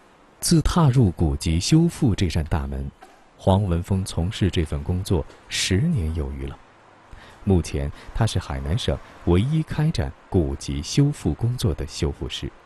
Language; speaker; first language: Chinese; native; Chinese